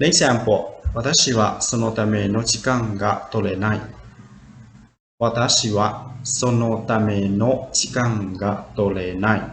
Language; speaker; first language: Japanese; non-native, fluent; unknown